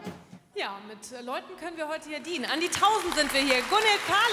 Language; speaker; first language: German; native; German